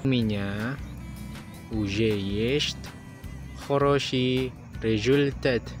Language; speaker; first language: Russian; non-native, learner; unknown